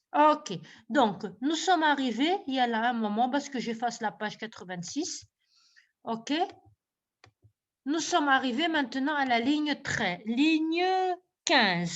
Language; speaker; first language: French; non-native, local second language; Arabic